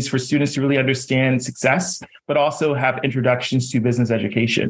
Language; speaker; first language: English; native; English